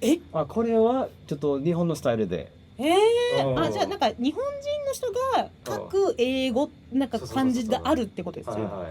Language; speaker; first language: Japanese; non-native, learner; English